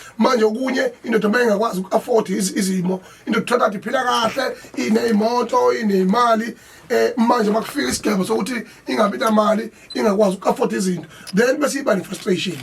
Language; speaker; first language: Zulu; native; Zulu